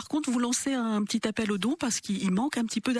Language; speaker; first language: French; native; French